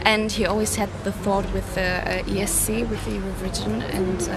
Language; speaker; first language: English; non-native, fluent; German